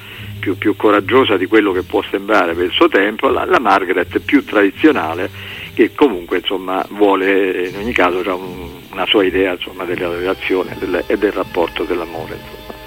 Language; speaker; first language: Italian; native; Italian